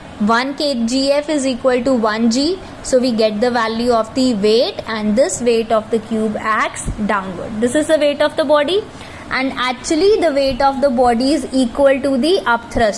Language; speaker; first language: English; non-native, local second language; Hindi